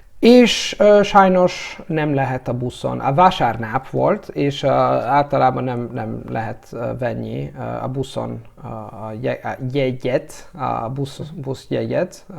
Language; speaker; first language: Hungarian; non-native, learner; Italian